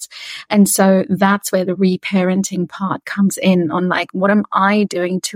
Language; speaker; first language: English; native; English